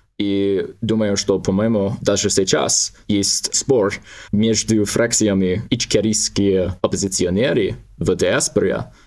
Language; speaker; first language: Russian; non-native, learner; English